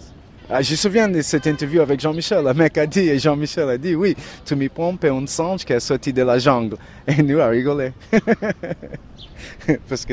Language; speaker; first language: French; non-native, learner; English